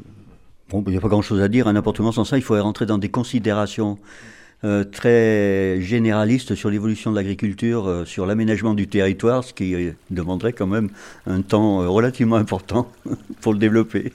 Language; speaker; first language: French; native; French